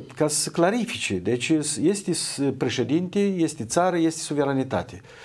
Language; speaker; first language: Romanian; native; Romanian